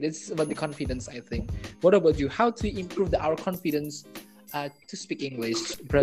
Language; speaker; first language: English; non-native, learner; Indonesian